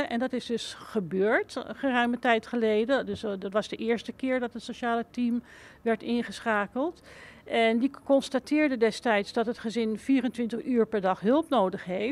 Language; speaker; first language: Dutch; native; Dutch